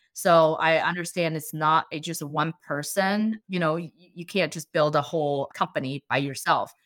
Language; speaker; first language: English; non-native, fluent; Chinese